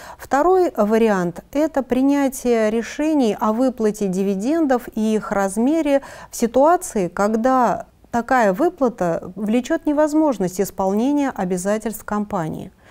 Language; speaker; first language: Russian; native; Russian